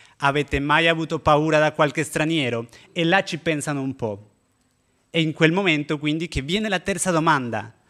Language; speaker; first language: Italian; non-native, fluent; Spanish